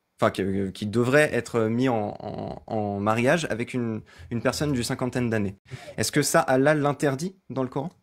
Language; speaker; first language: French; native; French